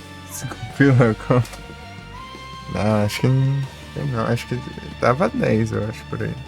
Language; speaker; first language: Portuguese; native; Portuguese